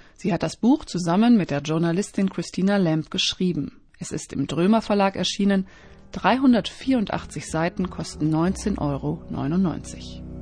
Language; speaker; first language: German; native; German